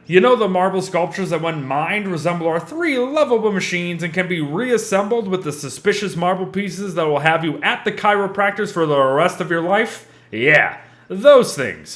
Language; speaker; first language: English; native; English